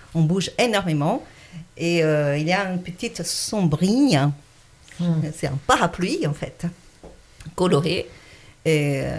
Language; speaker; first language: French; non-native, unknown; Portuguese